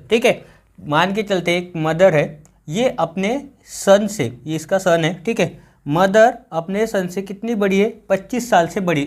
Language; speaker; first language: Hindi; non-native, local second language; Marathi